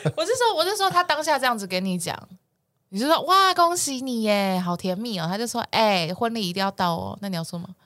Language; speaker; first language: Chinese; native; Chinese